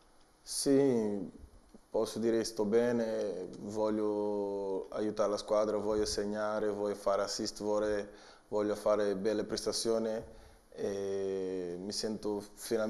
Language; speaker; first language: Italian; non-native, learner; Portuguese